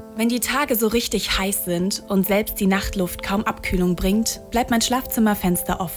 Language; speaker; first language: German; native; German